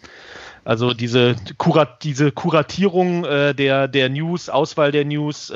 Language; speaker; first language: German; native; German